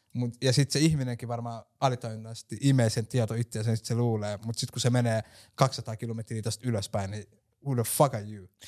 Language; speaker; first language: Finnish; early bilingual, other home language; Somali